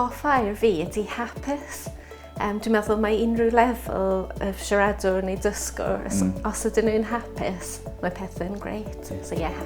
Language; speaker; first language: Welsh; non-native, fluent; English